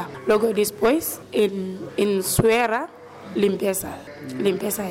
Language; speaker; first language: Spanish; non-native, learner; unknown